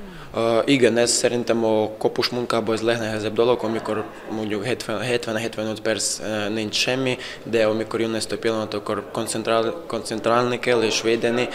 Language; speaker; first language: Hungarian; non-native, learner; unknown